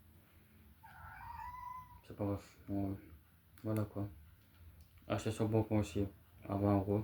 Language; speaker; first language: French; native; French